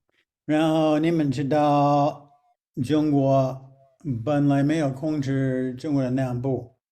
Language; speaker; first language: Chinese; non-native, fluent; English